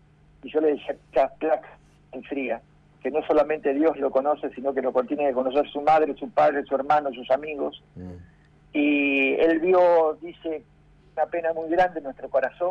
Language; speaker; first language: Spanish; native; Spanish